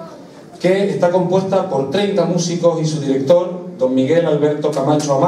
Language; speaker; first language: Spanish; native; Spanish